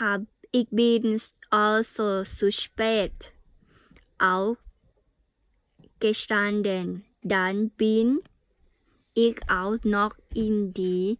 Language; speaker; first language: German; non-native, learner; Thai